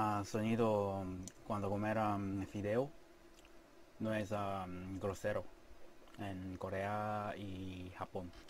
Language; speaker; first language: Spanish; non-native, learner; Korean